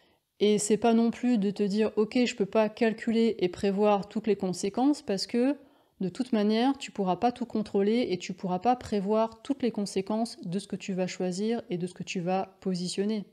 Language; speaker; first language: French; native; French